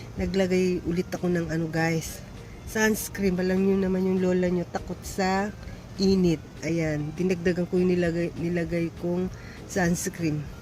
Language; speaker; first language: Filipino; native; Filipino